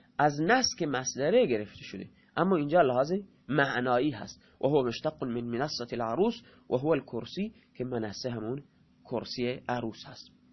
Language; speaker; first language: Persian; non-native, local second language; Baluchi